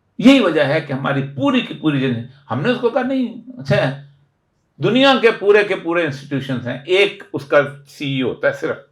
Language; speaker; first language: Urdu; non-native, local second language; Punjabi